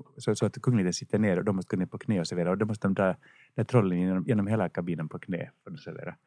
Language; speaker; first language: Swedish; native; Swedish